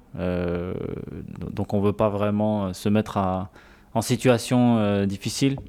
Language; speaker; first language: French; native; French